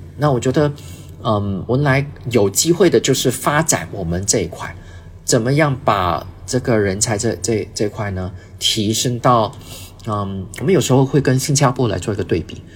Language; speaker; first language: Chinese; early bilingual, heritage; Chinese